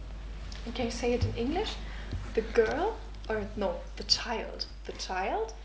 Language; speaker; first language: English; non-native, fluent; German